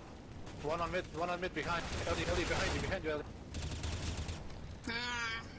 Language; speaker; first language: English; non-native, learner; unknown